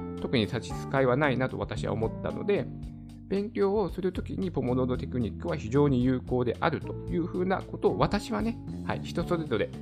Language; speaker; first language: Japanese; native; Japanese